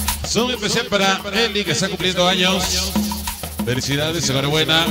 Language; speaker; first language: Spanish; native; Spanish